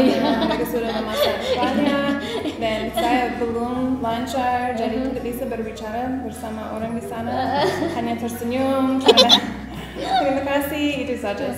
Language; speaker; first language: Indonesian; non-native, fluent; English